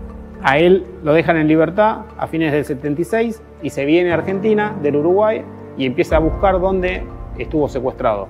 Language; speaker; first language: Spanish; native; Spanish